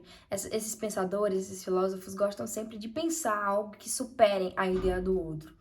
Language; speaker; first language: Portuguese; native; Portuguese